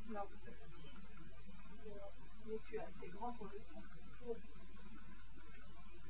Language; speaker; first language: French; native; French